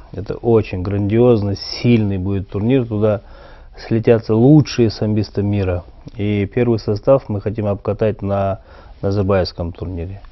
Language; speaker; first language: Russian; non-native, local second language; Kyrgyz